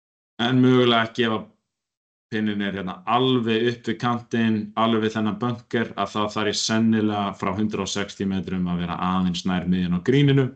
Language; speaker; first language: Icelandic; native; Icelandic